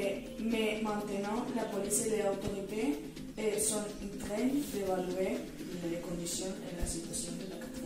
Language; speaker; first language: French; non-native, learner; Spanish